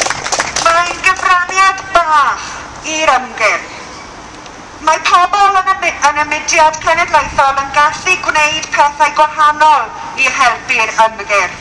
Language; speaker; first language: Welsh; non-native, local second language; English